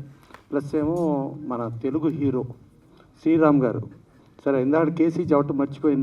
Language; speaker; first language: Telugu; native; Telugu